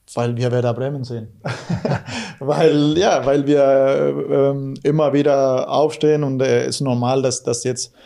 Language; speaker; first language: German; non-native, fluent; Guarani